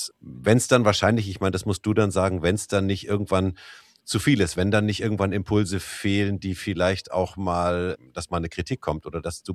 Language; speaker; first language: German; native; German